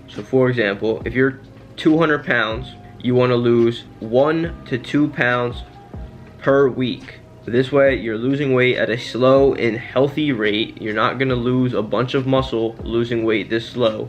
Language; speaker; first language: English; native; English